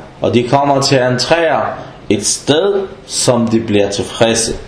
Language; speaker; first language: Danish; non-native, fluent; Arabic